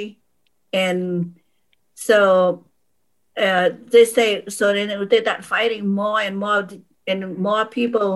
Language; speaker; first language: English; non-native, fluent; Vietnamese